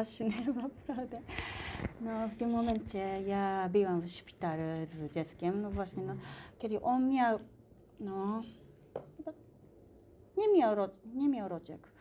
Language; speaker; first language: Polish; non-native, learner; Japanese